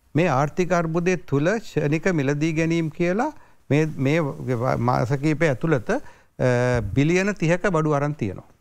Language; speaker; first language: Sinhala; native; Sinhala